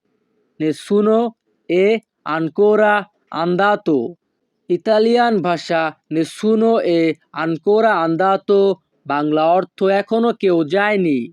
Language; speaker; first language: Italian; non-native, fluent; Bangla